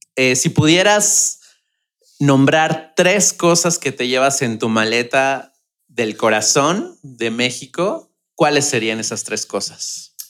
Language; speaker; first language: Spanish; native; Spanish